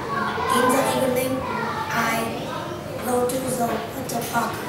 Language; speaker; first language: English; non-native, learner; Vietnamese